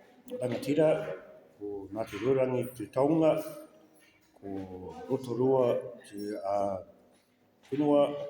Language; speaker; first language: Māori; non-native, local second language; English